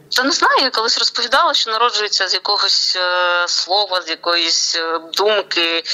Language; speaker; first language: Ukrainian; non-native, local second language; Russian